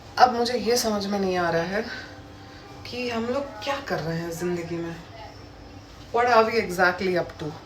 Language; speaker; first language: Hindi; native; Hindi